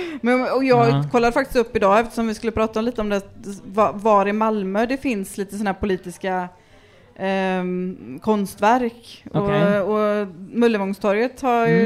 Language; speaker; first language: Swedish; native; Swedish